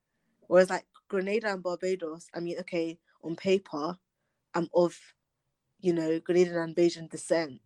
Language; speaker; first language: English; native; English